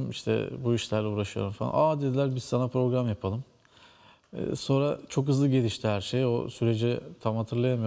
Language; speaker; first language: Turkish; native; Turkish